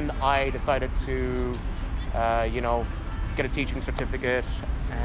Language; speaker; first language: English; native; English